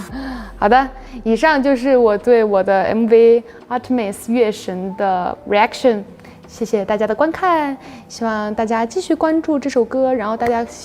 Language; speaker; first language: Chinese; native; Chinese